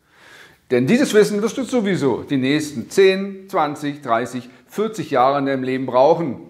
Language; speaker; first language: German; native; German